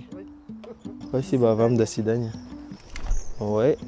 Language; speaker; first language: Russian; non-native, fluent; French